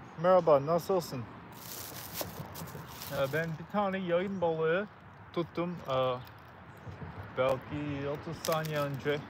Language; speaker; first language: Turkish; non-native, learner; English